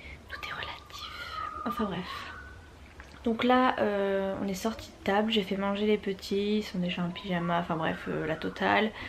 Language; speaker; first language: French; native; French